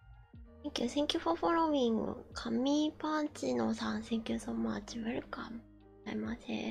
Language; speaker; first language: English; non-native, learner; Japanese